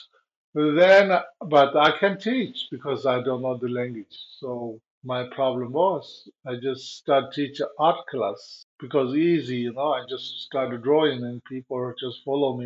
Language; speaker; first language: English; non-native, learner; Chinese